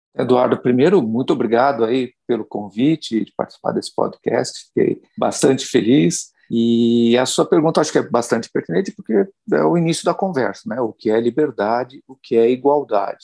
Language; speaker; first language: Portuguese; native; Portuguese